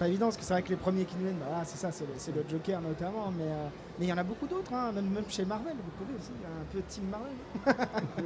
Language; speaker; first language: French; native; French